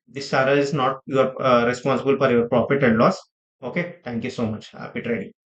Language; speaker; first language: English; non-native, local second language; Telugu